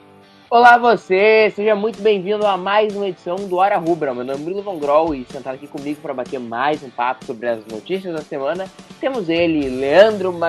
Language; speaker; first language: Portuguese; native; Portuguese